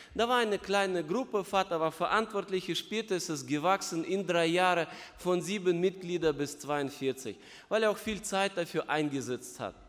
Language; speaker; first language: German; non-native, fluent; Russian